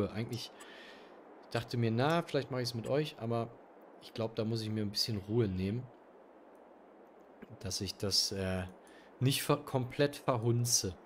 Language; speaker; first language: German; native; German